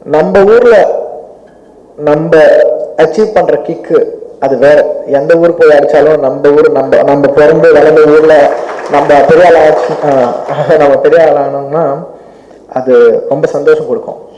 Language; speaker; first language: Tamil; non-native, local second language; Telugu